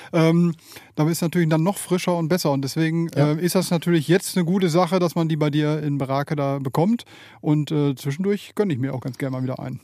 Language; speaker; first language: German; native; German